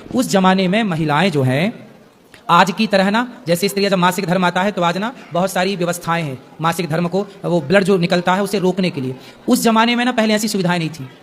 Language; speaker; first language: Hindi; native; Hindi